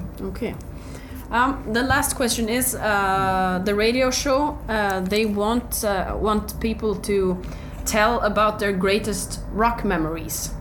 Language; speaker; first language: English; non-native, learner; Norwegian